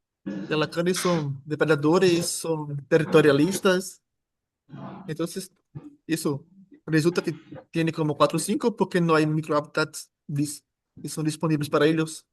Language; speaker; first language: Spanish; non-native, fluent; Portuguese